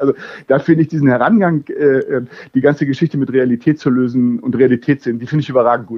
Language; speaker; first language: German; native; German